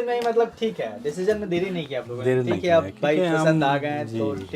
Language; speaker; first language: Hindi; native; Hindi